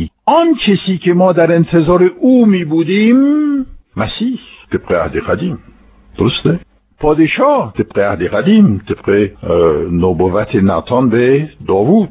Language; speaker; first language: Persian; non-native, fluent; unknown